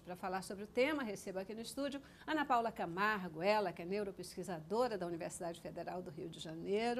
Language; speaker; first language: Portuguese; native; Portuguese